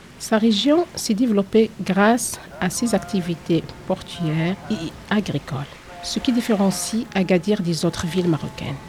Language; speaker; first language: French; non-native, local second language; Tachelhit